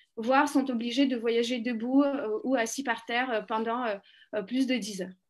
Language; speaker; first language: French; non-native, fluent; Ukrainian